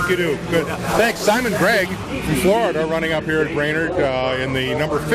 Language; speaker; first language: English; native; English